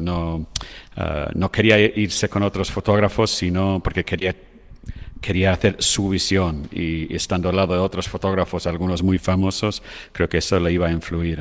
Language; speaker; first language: Spanish; non-native, fluent; English